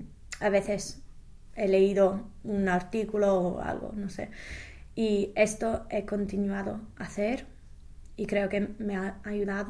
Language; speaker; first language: Spanish; non-native, fluent; English